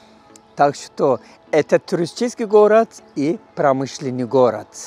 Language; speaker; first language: Russian; non-native, fluent; Turkish